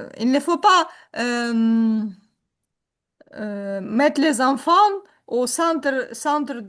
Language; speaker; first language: French; non-native, learner; Ukrainian